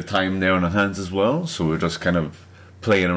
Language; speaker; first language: English; native; English